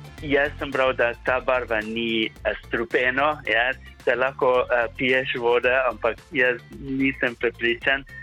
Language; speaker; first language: Slovenian; non-native, learner; English